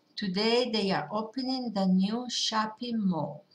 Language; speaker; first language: English; early bilingual, other home language; Spanish